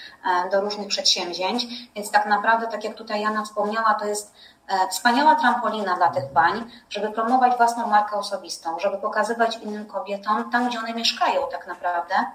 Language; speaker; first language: Polish; native; Polish